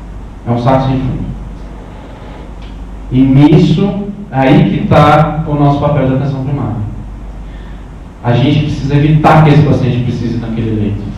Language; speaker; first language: Portuguese; native; Portuguese